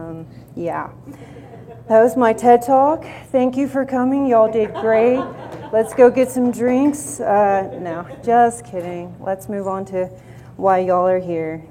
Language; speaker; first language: English; native; English